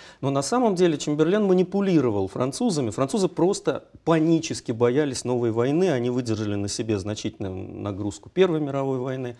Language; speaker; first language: Russian; native; Russian